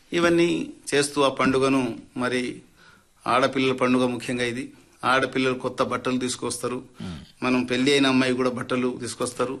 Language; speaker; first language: Telugu; non-native, local second language; Lambadi